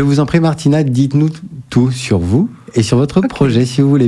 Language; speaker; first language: French; native; French